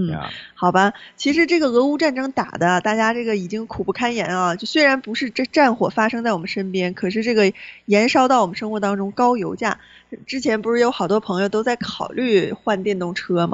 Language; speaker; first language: Chinese; native; Chinese